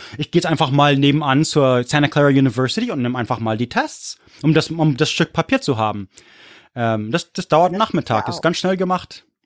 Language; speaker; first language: German; non-native, fluent; English